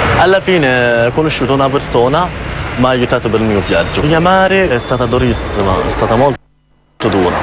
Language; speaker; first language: Italian; non-native, fluent; Arabic